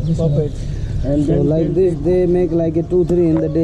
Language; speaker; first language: English; non-native, learner; Hindi